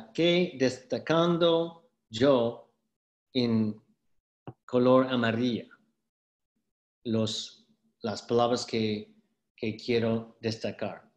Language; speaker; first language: Spanish; non-native, fluent; English